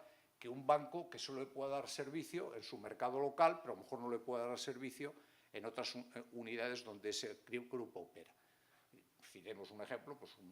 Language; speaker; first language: Spanish; native; Spanish